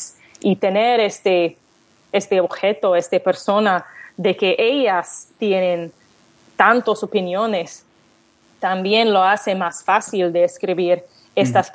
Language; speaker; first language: Spanish; non-native, learner; English